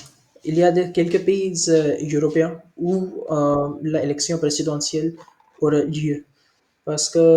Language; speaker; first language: French; non-native, learner; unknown